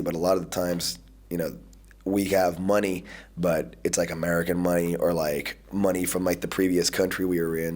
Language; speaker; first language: English; native; English